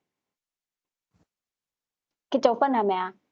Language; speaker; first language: Cantonese; native; Cantonese